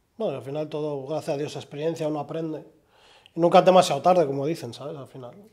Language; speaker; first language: Spanish; early bilingual, other home language; Arabic